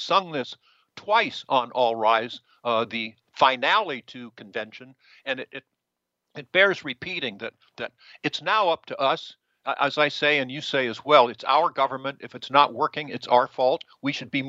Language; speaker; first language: English; native; English